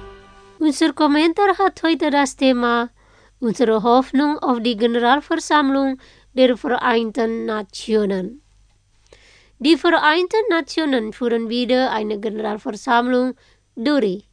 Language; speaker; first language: German; non-native, fluent; Indonesian